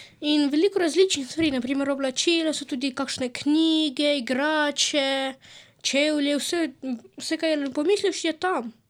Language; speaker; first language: Slovenian; early bilingual, other home language; Ukrainian